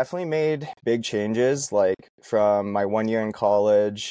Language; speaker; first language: English; native; English